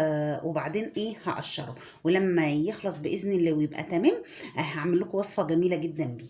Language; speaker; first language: Arabic; native; Arabic